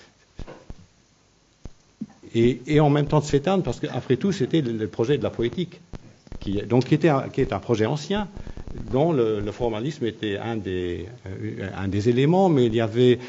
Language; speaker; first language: French; non-native, local second language; Luxembourgish